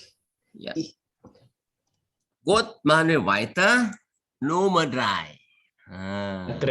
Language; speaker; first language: German; non-native, fluent; Indonesian